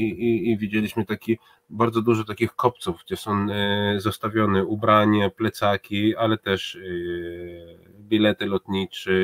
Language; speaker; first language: Polish; non-native, fluent; Hebrew